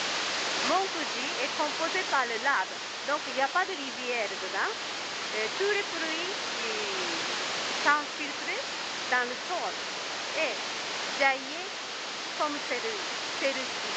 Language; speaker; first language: French; non-native, learner; Japanese